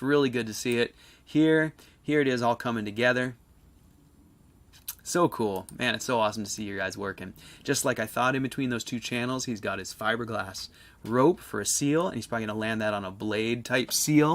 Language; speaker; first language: English; native; English